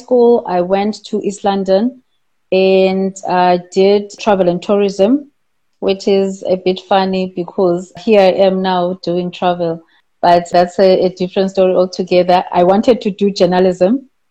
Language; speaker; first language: English; non-native, local second language; Xhosa